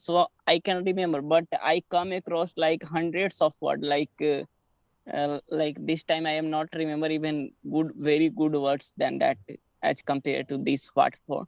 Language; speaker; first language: English; non-native, learner; Hindi